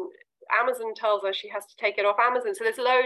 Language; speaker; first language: English; native; English